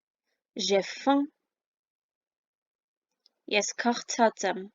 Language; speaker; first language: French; non-native, fluent; Armenian